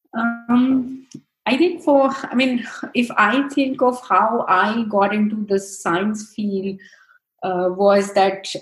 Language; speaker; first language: English; non-native, local second language; Hindi